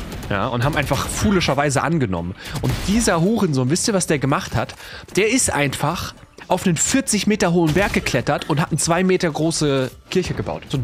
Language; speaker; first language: German; native; German